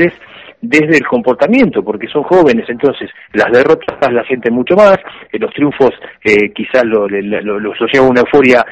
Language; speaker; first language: Spanish; native; Spanish